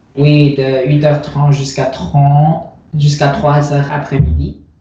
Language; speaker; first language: French; non-native, learner; Chinese